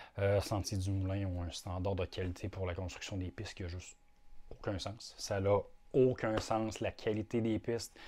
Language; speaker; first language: French; native; French